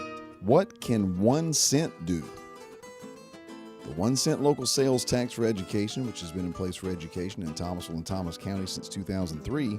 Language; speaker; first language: English; native; English